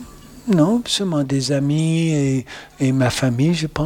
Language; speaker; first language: French; non-native, learner; English